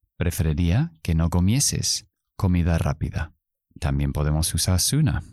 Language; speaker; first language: Spanish; non-native, fluent; English